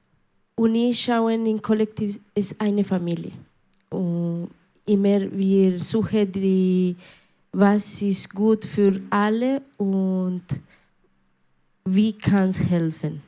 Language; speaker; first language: German; non-native, learner; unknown